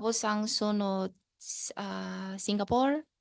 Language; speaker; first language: Filipino; non-native, learner; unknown